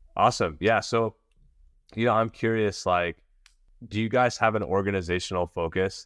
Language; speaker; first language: English; native; English